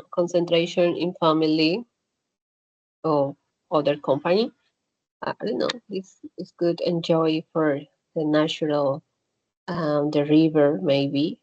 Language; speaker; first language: English; non-native, learner; Spanish